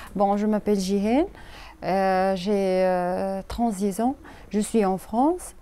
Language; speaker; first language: French; non-native, learner; Arabic